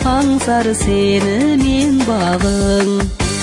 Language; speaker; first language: Russian; non-native, local second language; Kazakh